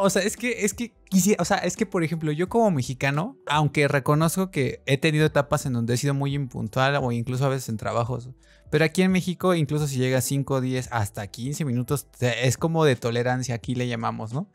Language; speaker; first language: Spanish; native; Spanish